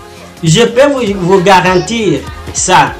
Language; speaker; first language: French; non-native, learner; Portuguese